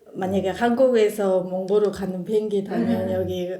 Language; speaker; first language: Korean; non-native, fluent; Mongolian